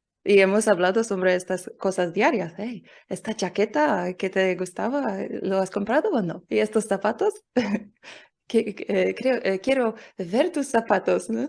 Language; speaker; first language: Spanish; non-native, learner; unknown